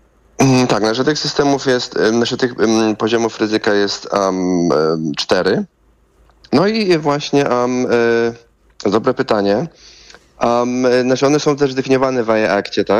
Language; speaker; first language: Polish; native; Polish